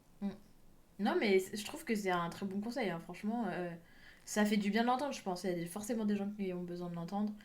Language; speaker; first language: French; native; French